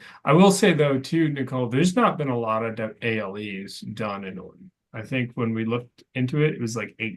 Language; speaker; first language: English; native; English